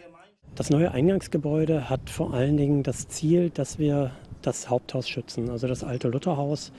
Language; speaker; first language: German; native; German